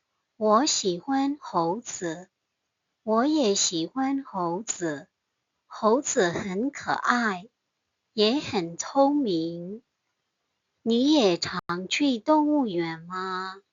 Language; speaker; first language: Chinese; non-native, fluent; Burmese